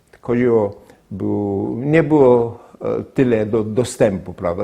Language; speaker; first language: Polish; non-native, fluent; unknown